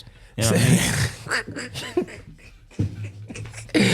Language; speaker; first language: English; native; English